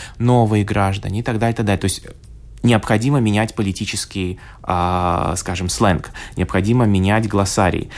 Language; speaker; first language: Russian; native; Russian